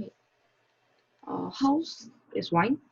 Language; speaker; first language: English; non-native, learner; Korean